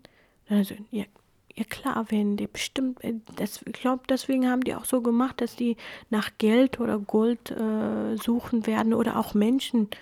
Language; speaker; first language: German; non-native, fluent; Kurdish